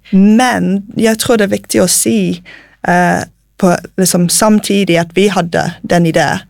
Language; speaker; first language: Norwegian; non-native, fluent; English